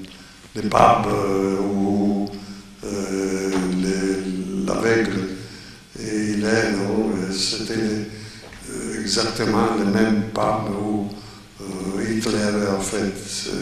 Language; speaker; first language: French; non-native, fluent; Italian